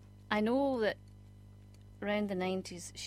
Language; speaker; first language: English; native; English